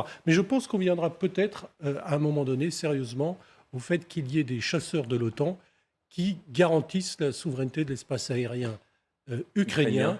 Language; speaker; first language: French; native; French